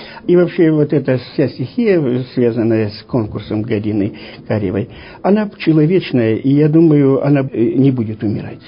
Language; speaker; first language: Russian; native; Russian